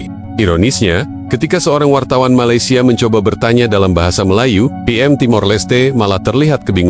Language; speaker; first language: Indonesian; native; Indonesian